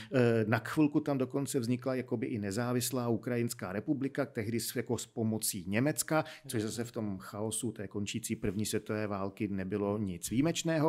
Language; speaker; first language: Czech; native; Czech